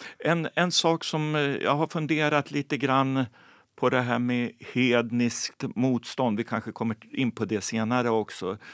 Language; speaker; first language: Swedish; native; Swedish